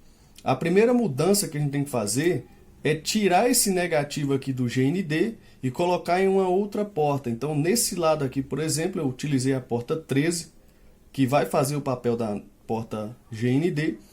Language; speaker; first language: Portuguese; native; Portuguese